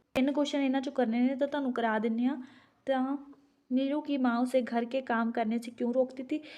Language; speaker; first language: Hindi; non-native, local second language; Punjabi